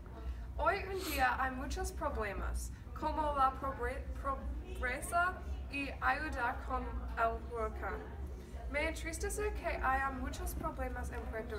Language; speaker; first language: Spanish; non-native, learner; English